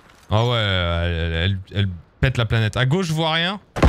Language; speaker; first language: French; native; French